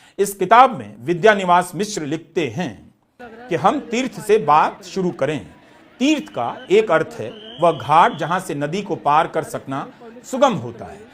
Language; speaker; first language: Hindi; non-native, local second language; Bhojpuri